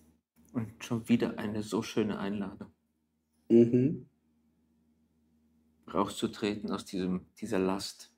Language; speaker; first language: German; native; German